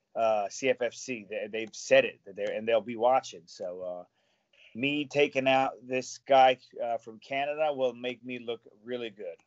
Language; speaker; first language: English; native; English